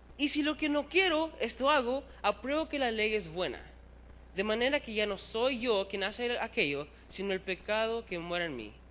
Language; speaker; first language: Spanish; early bilingual, heritage; Spanish